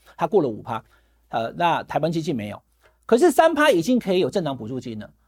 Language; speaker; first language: Chinese; native; Chinese